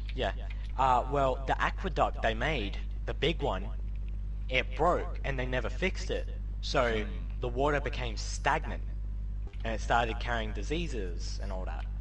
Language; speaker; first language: English; native; English